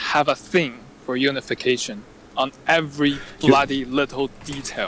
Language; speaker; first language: English; non-native, fluent; Chinese